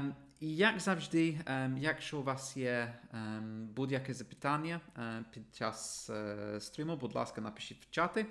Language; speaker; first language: Ukrainian; non-native, fluent; English